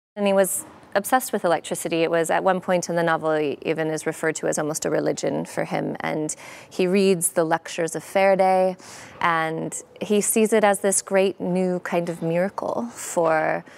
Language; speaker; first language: English; native; English